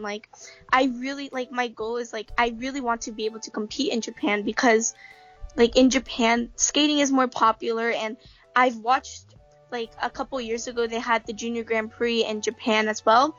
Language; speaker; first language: English; early bilingual, other home language; Japanese